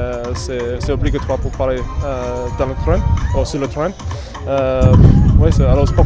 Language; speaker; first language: French; non-native, learner; English